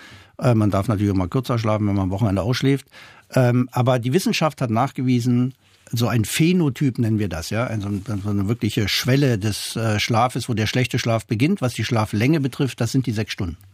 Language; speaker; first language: German; non-native, fluent; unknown